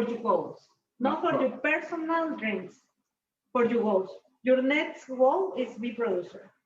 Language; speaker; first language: English; non-native, learner; Spanish